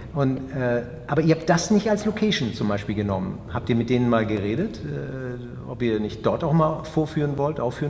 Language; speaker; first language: German; native; German